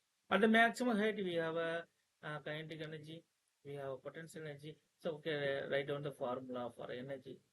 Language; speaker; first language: English; non-native, local second language; Tamil